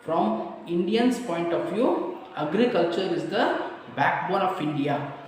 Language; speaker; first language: English; non-native, local second language; Kannada